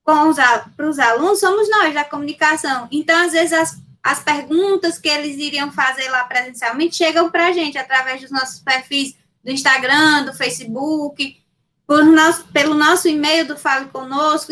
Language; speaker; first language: Portuguese; native; Portuguese